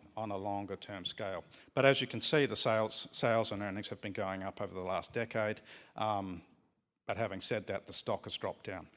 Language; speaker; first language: English; native; English